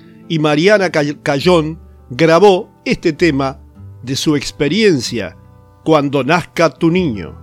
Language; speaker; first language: Spanish; native; Spanish